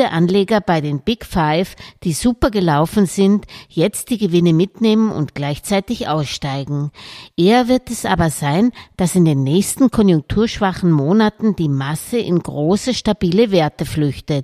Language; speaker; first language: German; native; German